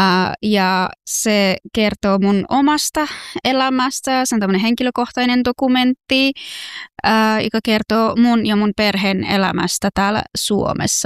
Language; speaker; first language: Finnish; early bilingual, other home language; Persian